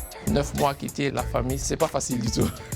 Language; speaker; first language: French; non-native, local second language; Malagasy